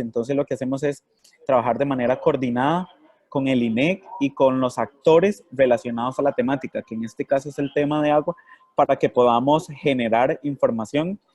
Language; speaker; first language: Spanish; native; Spanish